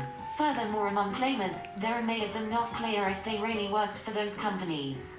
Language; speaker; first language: English; non-native, fluent; Japanese